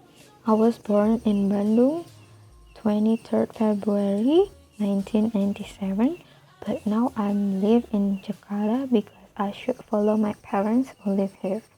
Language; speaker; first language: English; non-native, fluent; Indonesian